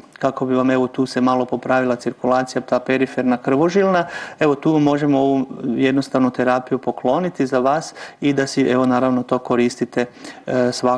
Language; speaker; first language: Croatian; native; Croatian